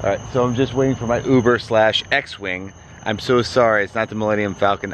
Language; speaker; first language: English; native; English